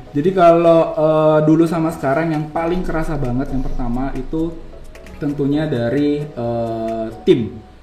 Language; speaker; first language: Indonesian; native; Indonesian